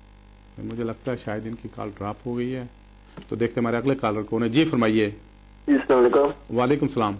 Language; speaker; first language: Urdu; native; Urdu